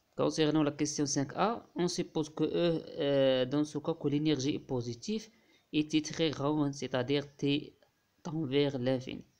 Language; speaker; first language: French; non-native, local second language; Arabic